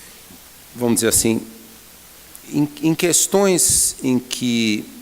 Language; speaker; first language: Portuguese; native; Portuguese